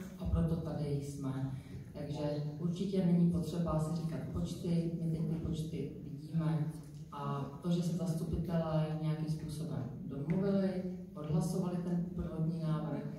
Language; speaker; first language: Czech; native; Czech